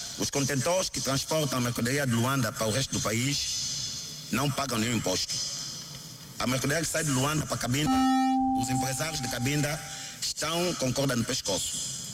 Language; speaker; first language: Portuguese; non-native, local second language; Kongo